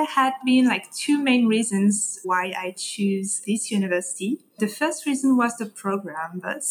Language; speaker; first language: English; non-native, fluent; French